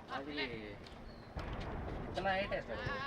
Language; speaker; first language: Hindi; non-native, local second language; Kannada